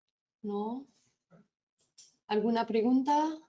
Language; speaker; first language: Spanish; non-native, fluent; French